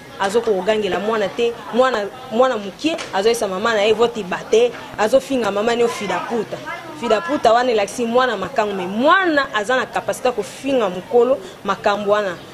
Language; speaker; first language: Lingala; native; Lingala